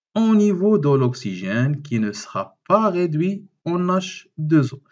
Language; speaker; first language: French; non-native, local second language; Arabic